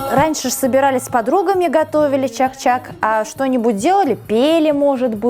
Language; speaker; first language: Russian; native; Russian